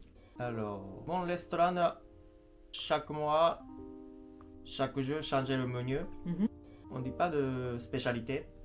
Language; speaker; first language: French; non-native, learner; Japanese